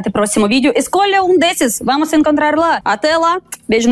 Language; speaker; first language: Portuguese; non-native, fluent; Russian